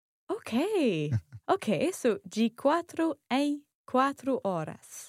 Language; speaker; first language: Portuguese; non-native, learner; English